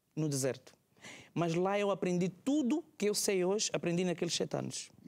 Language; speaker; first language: Portuguese; native; Portuguese